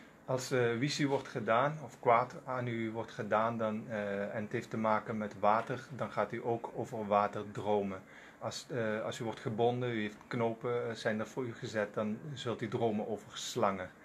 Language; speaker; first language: Dutch; non-native, local second language; Sranan Tongo